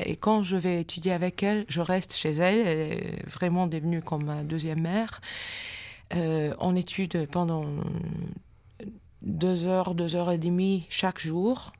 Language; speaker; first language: French; non-native, fluent; English